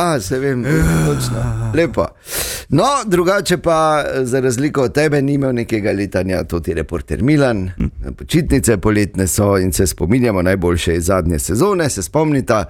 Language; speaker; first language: Slovenian; native; Slovenian